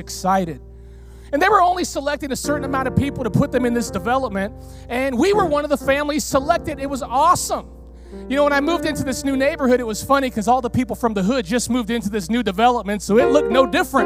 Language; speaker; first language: English; early bilingual, other home language; Spanish